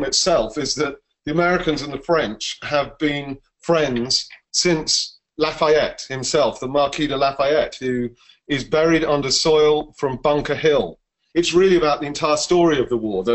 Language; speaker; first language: English; native; English